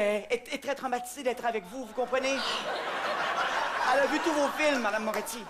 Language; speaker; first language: French; native; French